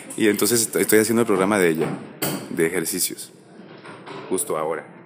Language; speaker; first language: Spanish; native; Spanish